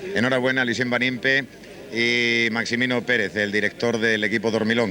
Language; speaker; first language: Spanish; native; Spanish